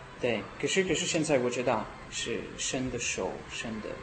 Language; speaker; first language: Chinese; non-native, learner; French